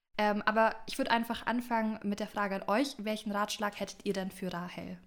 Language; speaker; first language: German; early bilingual, other home language; Amharic